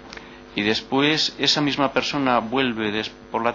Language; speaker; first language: Spanish; native; Spanish